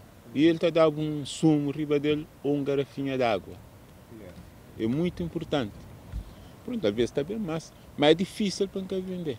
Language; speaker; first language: Portuguese; non-native, local second language; Kabuverdianu